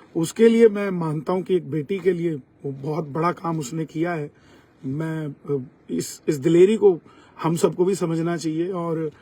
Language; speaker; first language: Hindi; native; Hindi